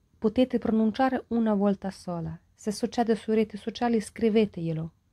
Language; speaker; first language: Italian; non-native, fluent; Ukrainian